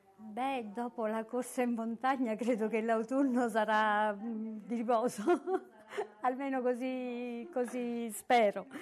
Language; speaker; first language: Italian; native; Italian